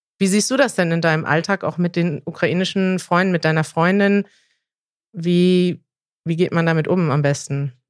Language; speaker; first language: German; native; German